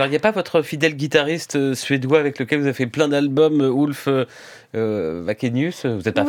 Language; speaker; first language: French; native; French